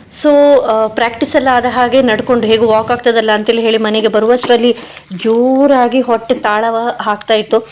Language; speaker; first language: Kannada; non-native, local second language; Konkani